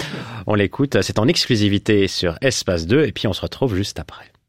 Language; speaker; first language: French; native; French